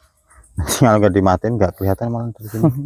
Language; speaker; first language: Indonesian; native; Indonesian